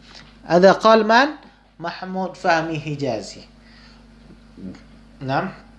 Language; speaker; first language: Arabic; non-native, fluent; Indonesian